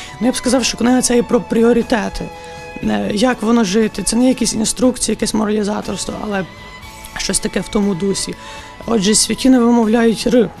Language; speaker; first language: Ukrainian; native; Ukrainian